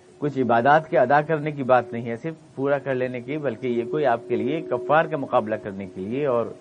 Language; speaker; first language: Urdu; native; Urdu